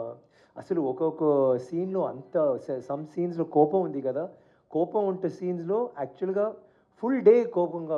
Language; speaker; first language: Telugu; non-native, learner; Tamil